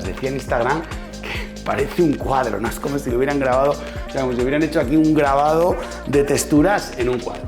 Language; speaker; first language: Spanish; native; Spanish